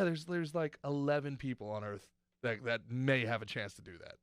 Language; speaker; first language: English; native; English